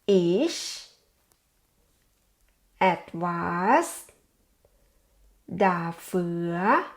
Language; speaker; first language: German; non-native, fluent; Thai